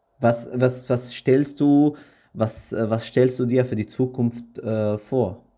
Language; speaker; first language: German; early bilingual, other home language; Arabic